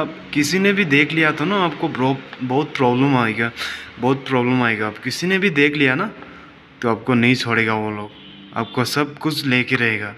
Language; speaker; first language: Hindi; non-native, fluent; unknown